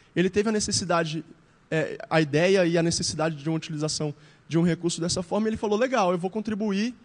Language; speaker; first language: Portuguese; native; Portuguese